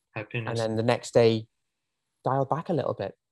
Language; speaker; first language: English; native; English